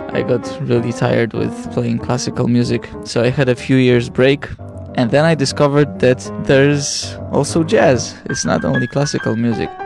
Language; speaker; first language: English; non-native, fluent; Polish